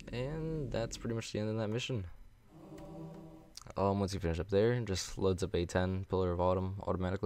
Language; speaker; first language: English; native; English